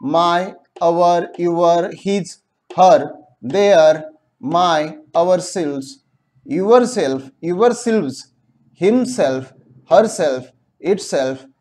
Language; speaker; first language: Hindi; non-native, local second language; Marathi